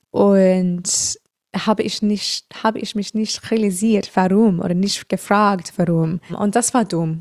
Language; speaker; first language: German; non-native, fluent; English